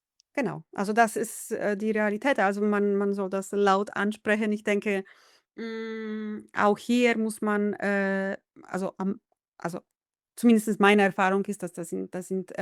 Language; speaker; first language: German; non-native, fluent; Polish